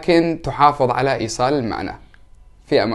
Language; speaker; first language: Arabic; native; Arabic